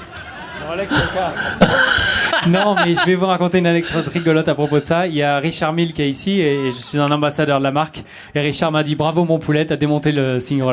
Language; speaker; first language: French; native; French